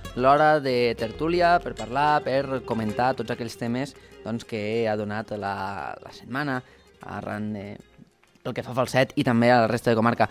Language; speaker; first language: Catalan; native; Catalan